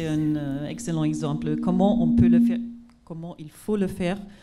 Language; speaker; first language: French; non-native, fluent; German